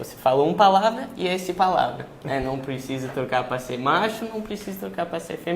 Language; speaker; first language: Portuguese; early bilingual, heritage; English